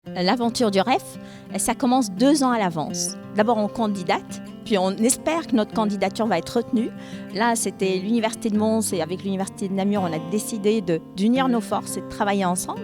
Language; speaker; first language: French; native; French